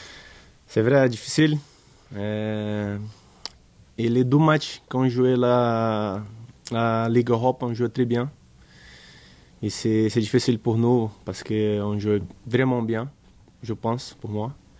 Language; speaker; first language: French; non-native, learner; Portuguese